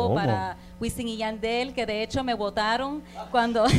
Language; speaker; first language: Spanish; native; Spanish